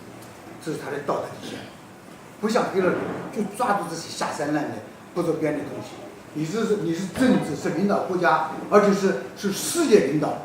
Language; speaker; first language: Chinese; native; Chinese